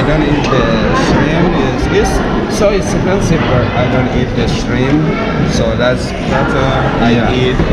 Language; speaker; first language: English; non-native, learner; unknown